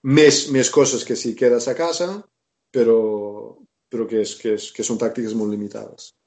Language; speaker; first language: Catalan; non-native, fluent; English